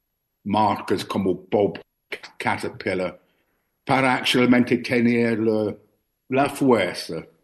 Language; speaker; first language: Spanish; non-native, learner; English